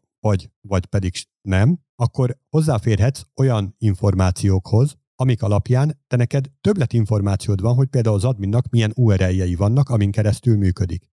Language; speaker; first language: Hungarian; native; Hungarian